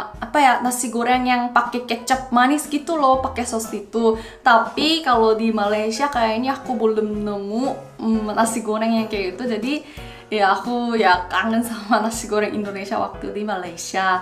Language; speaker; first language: Indonesian; non-native, fluent; Korean